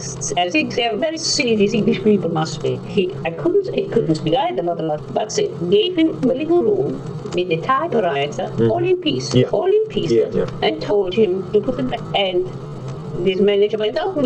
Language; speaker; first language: English; non-native, learner; German